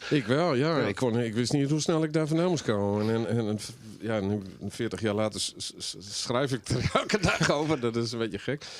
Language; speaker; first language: Dutch; native; Dutch